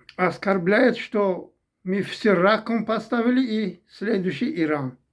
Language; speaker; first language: Russian; non-native, fluent; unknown